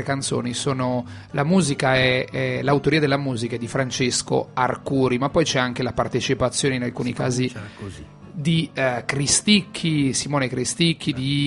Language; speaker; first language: Italian; native; Italian